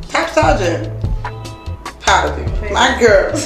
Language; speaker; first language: English; native; English